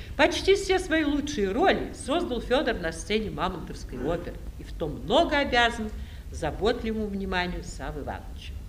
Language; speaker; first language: Russian; native; Russian